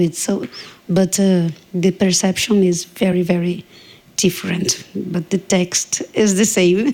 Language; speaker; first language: English; non-native, learner; Portuguese